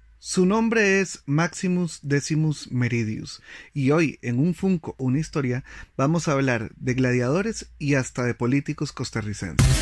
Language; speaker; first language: Spanish; native; Spanish